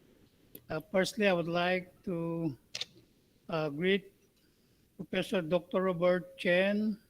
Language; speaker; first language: English; non-native, fluent; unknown